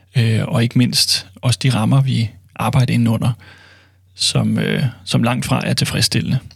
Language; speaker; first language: Danish; native; Danish